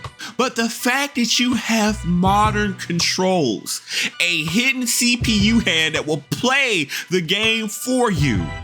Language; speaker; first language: English; native; English